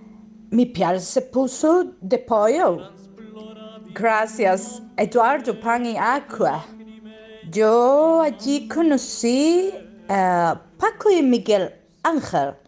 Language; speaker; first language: Spanish; non-native, learner; English